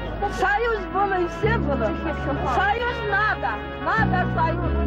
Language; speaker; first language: Russian; non-native, local second language; Kyrgyz